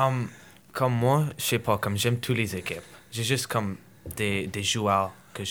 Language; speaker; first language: French; non-native, local second language; English